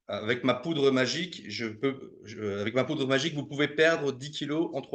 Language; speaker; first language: French; native; French